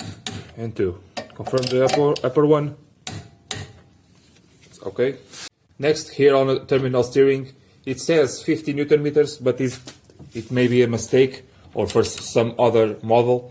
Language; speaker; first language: English; non-native, fluent; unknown